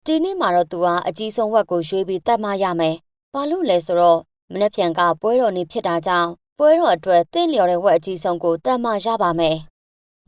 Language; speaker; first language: Burmese; native; Burmese